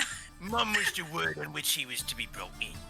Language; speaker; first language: English; native; English